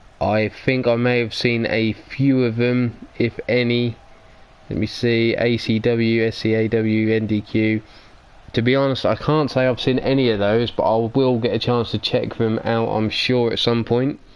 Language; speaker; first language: English; native; English